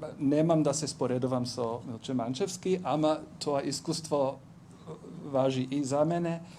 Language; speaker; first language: Macedonian; non-native, fluent; English